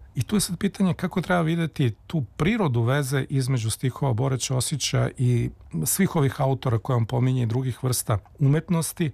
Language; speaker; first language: Serbian; native; Serbian